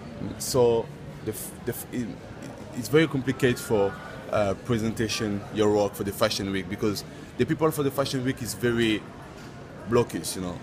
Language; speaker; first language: English; non-native, learner; French